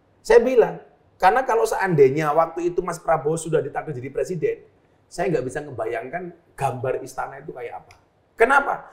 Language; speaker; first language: Indonesian; native; Indonesian